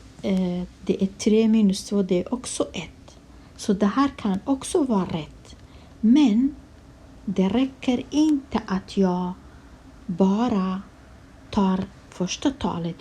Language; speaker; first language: Swedish; non-native, fluent; Kurdish